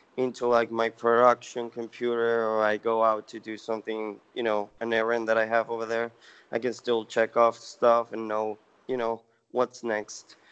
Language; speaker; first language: English; non-native, fluent; Spanish